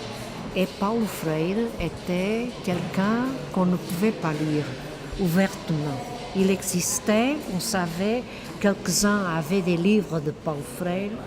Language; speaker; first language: French; non-native, fluent; Portuguese